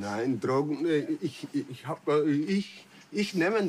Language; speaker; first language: German; non-native, learner; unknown